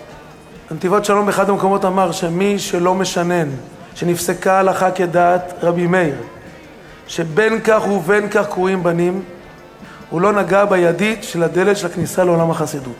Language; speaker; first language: Hebrew; native; Hebrew